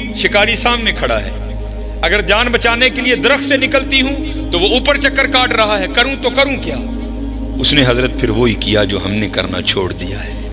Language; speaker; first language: Urdu; non-native, local second language; Punjabi